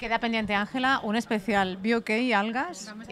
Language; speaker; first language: Spanish; native; Spanish